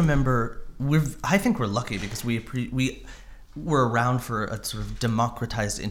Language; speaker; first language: English; native; English